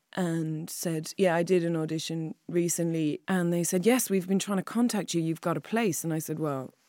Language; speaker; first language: English; native; English